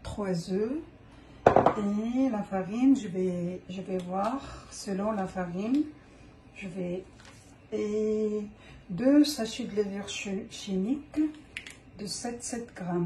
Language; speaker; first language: French; non-native, local second language; Arabic